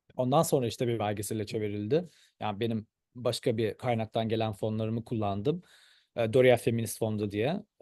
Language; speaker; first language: Turkish; early bilingual, heritage; Turkish